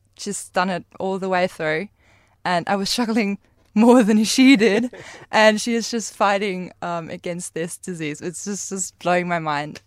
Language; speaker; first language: English; non-native, fluent; German